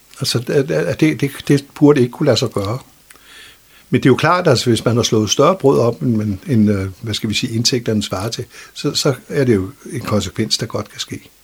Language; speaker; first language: Danish; native; Danish